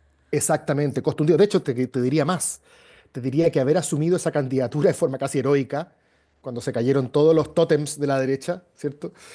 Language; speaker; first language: Spanish; native; Spanish